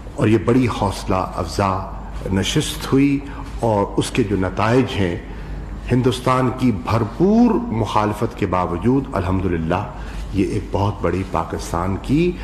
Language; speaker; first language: Urdu; native; Urdu